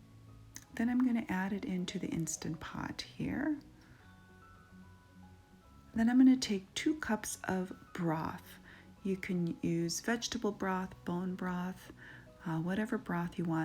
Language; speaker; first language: English; native; English